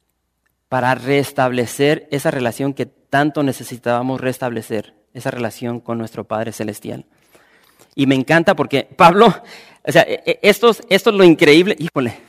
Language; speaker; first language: Spanish; native; Spanish